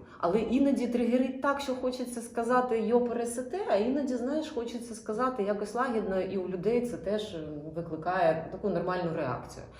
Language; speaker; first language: Ukrainian; non-native, local second language; Russian